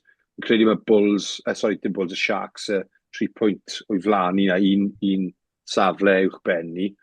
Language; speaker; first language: Welsh; native; Welsh